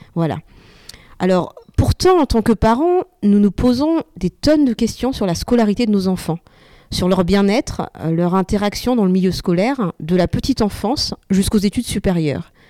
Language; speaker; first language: French; early bilingual, other home language; Malagasy